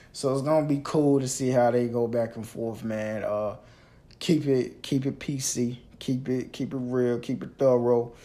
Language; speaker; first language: English; native; English